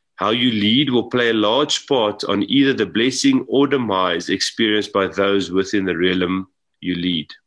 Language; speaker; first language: English; non-native, local second language; Afrikaans